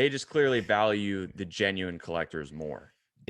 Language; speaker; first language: English; native; English